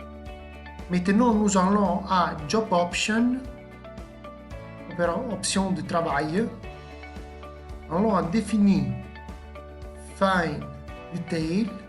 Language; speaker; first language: French; non-native, fluent; Italian